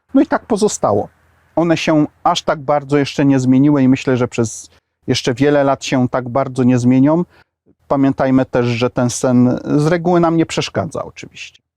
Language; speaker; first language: Polish; native; Polish